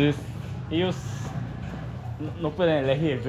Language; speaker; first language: Spanish; non-native, learner; Korean